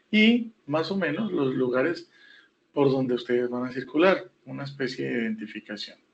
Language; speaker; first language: Spanish; native; Spanish